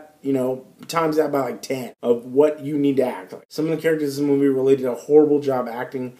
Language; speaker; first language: English; native; English